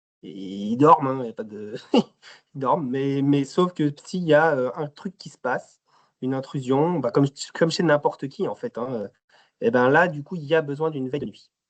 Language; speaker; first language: French; native; French